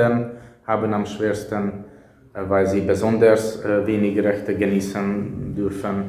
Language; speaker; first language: German; non-native, fluent; Hungarian